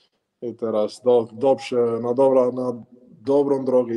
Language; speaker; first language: Polish; non-native, learner; Spanish